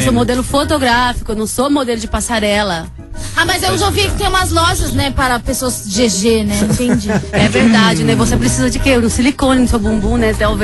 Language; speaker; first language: Portuguese; native; Portuguese